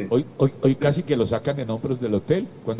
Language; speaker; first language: Spanish; native; Spanish